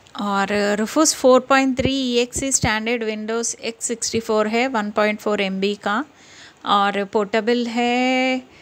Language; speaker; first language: Hindi; non-native, local second language; Telugu